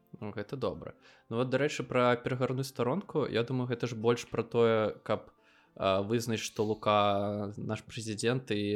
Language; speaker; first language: Belarusian; non-native, local second language; Russian